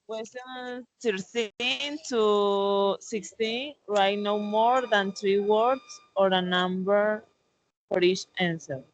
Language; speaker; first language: English; non-native, learner; Spanish